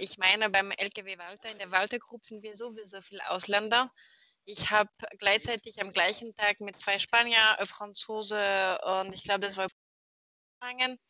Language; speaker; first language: German; non-native, fluent; French